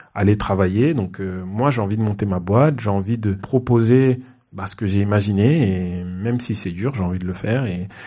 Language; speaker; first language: French; native; French